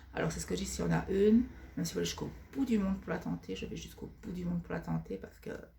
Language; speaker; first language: French; native; French